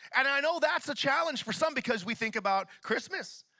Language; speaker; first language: English; native; English